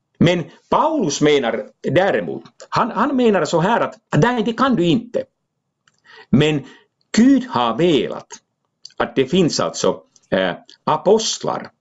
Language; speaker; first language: Swedish; non-native, local second language; Finnish